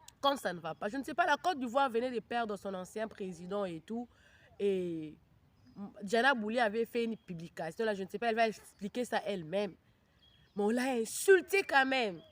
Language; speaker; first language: French; non-native, local second language; Lingala